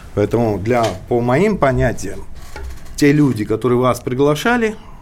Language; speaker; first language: Russian; non-native, local second language; Georgian